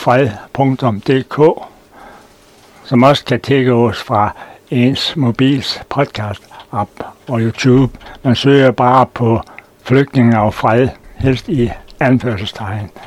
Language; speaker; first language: Danish; native; Danish